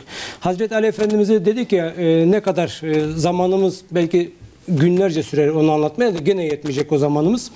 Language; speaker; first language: Turkish; native; Turkish